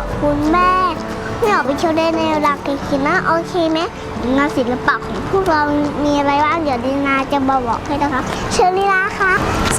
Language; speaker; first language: Thai; native; Thai